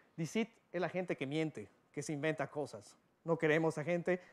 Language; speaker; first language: Spanish; early bilingual, other home language; English